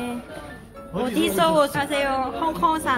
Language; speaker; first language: Korean; non-native, learner; Cantonese